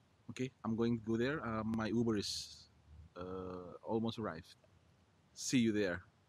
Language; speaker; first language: English; non-native, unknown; Indonesian